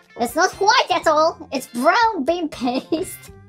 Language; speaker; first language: English; non-native, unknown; Japanese